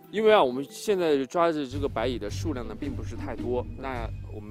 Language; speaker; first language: Chinese; native; Chinese